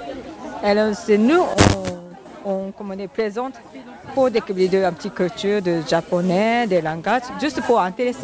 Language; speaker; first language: French; non-native, learner; Japanese